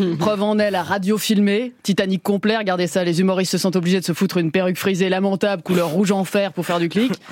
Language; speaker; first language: French; native; French